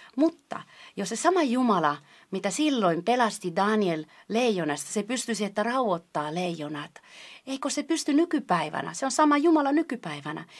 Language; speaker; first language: Finnish; non-native, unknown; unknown